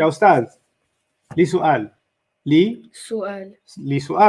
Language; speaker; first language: Arabic; non-native, fluent; English